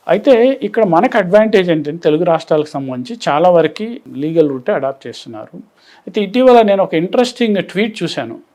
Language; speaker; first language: Telugu; native; Telugu